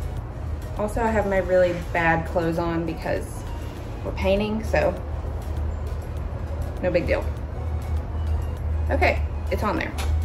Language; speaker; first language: English; native; English